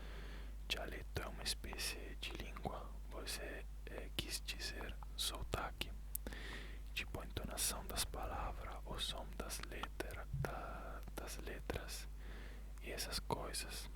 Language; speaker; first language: Portuguese; non-native, fluent; Italian